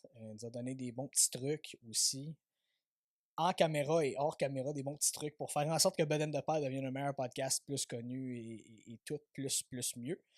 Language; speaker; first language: French; native; French